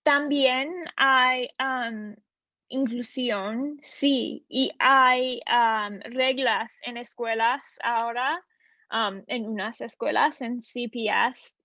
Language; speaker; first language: Spanish; non-native, learner; English